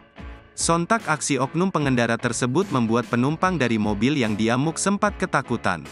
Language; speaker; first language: Indonesian; native; Indonesian